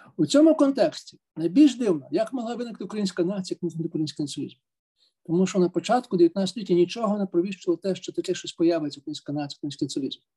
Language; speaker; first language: Ukrainian; native; Ukrainian